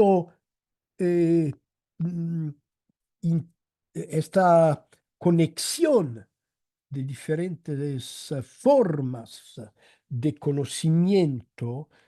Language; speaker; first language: Spanish; non-native, fluent; Italian